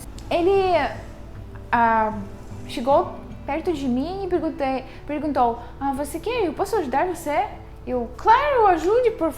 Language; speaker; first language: Portuguese; non-native, fluent; Russian